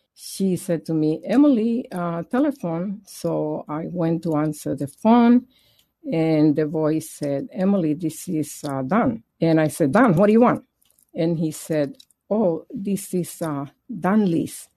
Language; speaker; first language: English; non-native, fluent; Spanish